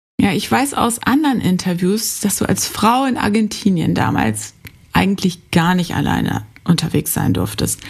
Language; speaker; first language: German; native; German